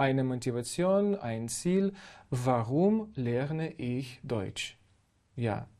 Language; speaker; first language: German; non-native, fluent; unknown